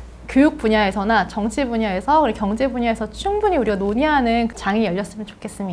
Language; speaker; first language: Korean; native; Korean